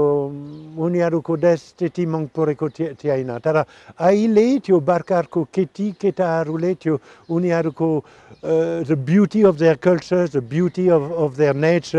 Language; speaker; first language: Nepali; non-native, learner; French